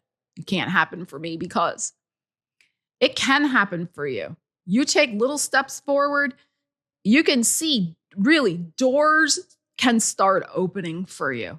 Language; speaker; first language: English; native; English